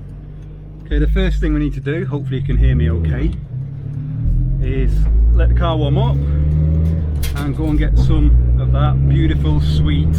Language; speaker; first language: English; native; English